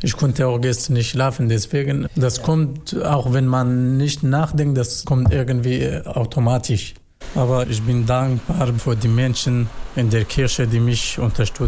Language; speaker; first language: German; non-native, learner; Kurdish